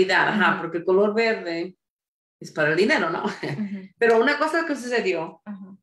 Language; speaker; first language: Spanish; early bilingual, heritage; Spanish